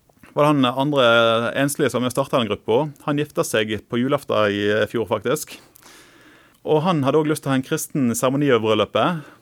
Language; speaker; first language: Norwegian; native; Norwegian